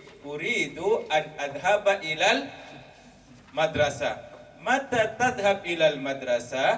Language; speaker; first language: Arabic; non-native, fluent; Malay